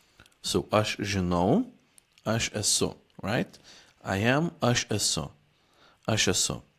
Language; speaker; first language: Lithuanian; non-native, fluent; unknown